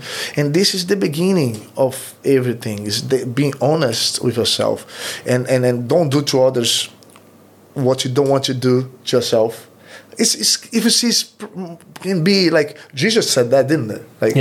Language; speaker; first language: English; non-native, fluent; Portuguese